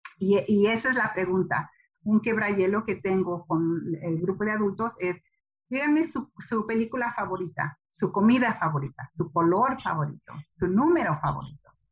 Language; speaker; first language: Spanish; early bilingual, heritage; Spanish